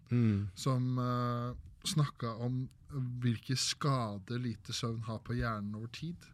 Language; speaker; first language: Norwegian; native; Norwegian